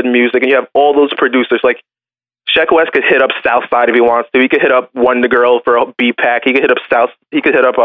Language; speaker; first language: English; native; English